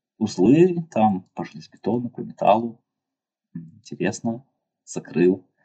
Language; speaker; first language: Russian; native; Russian